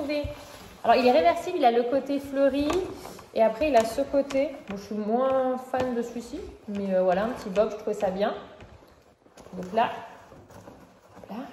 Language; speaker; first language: French; native; French